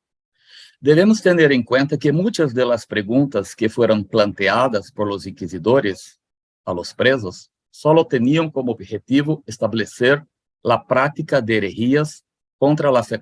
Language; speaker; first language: Spanish; non-native, fluent; Portuguese